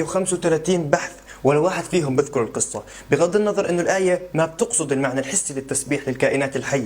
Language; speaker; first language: Arabic; native; Arabic